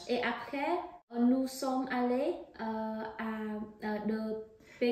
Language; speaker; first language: French; non-native, learner; Vietnamese